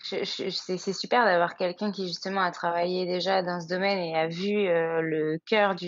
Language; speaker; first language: French; native; French